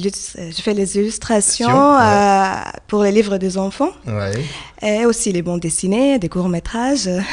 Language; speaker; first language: French; non-native, learner; Arabic